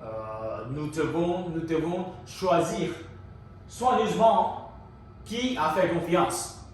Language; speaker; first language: French; non-native, learner; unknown